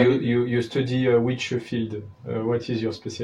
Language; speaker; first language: English; non-native, learner; French